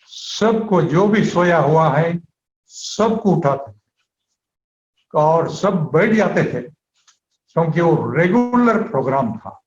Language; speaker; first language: Hindi; native; Hindi